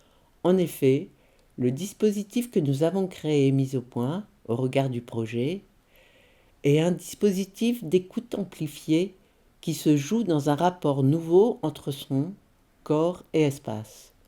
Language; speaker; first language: French; native; French